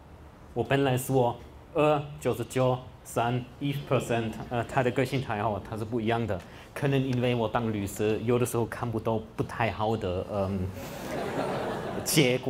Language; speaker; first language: Chinese; non-native, fluent; German